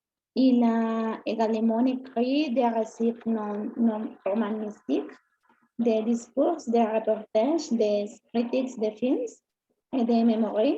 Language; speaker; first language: French; non-native, learner; Spanish